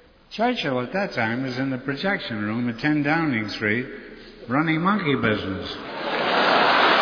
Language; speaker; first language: English; native; English